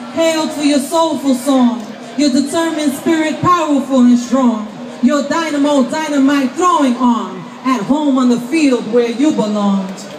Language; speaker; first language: English; early bilingual, other home language; Spanish